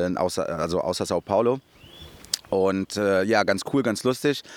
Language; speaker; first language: German; early bilingual, other home language; Portuguese